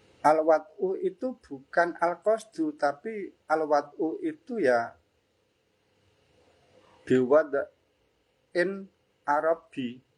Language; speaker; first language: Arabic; non-native, fluent; Javanese